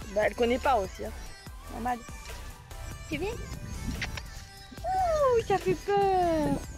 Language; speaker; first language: French; native; French